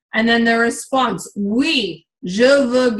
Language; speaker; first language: French; non-native, learner; English